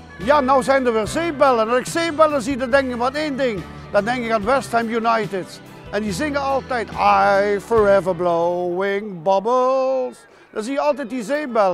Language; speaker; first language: Dutch; native; Dutch